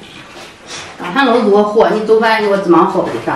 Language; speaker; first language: Chinese; native; Chinese